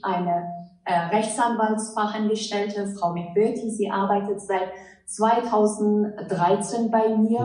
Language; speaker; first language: German; non-native, fluent; Persian